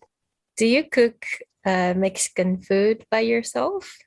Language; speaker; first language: English; non-native, fluent; Japanese